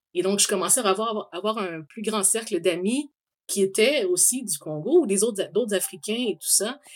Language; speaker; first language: French; native; French